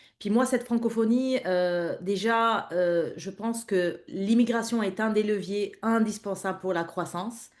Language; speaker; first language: French; non-native, local second language; Arabic